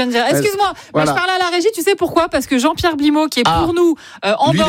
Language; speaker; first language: French; native; French